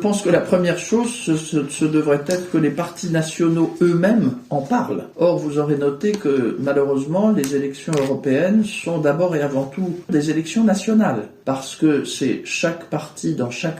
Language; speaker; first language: French; native; French